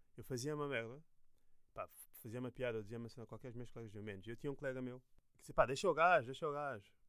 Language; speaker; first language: Portuguese; native; Portuguese